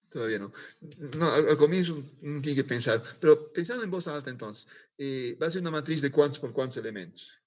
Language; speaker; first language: Spanish; native; Spanish